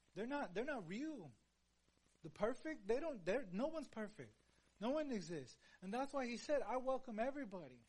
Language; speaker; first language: English; native; English